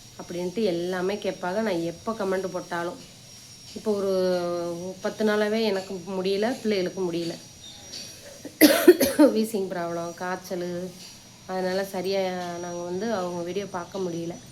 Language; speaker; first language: Tamil; native; Tamil